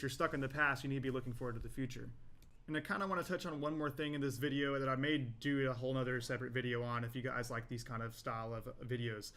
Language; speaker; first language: English; native; English